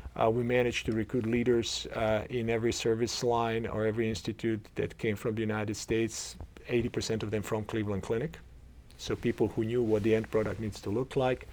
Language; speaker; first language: English; non-native, fluent; Croatian